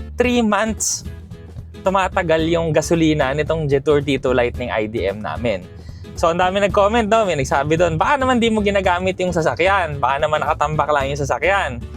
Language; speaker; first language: Filipino; native; Filipino